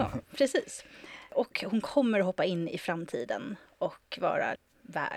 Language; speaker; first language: Swedish; native; Swedish